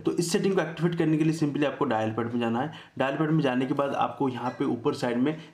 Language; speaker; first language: Hindi; native; Hindi